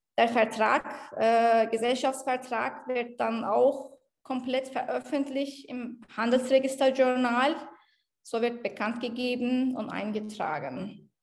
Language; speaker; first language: German; non-native, fluent; Turkish